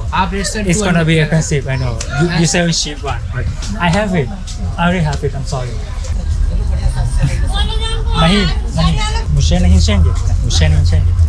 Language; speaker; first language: English; non-native, learner; Thai